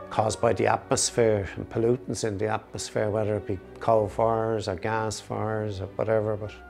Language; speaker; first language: English; native; English